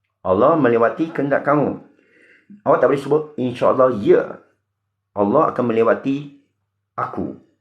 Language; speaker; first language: Malay; non-native, local second language; Min Nan Chinese